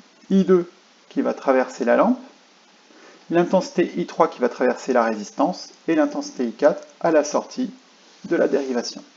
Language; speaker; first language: French; native; French